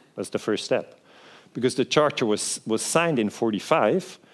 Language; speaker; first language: English; non-native, fluent; Swiss German